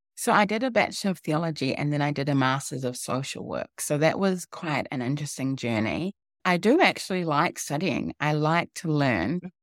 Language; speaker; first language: English; native; English